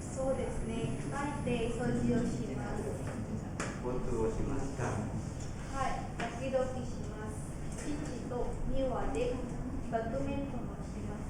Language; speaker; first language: Japanese; non-native, learner; Indonesian